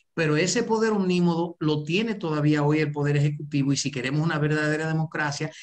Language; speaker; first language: Spanish; early bilingual, heritage; Spanish